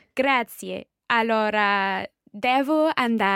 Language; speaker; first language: Italian; non-native, learner; English